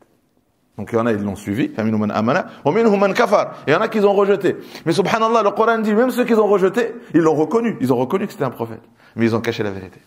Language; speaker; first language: French; native; French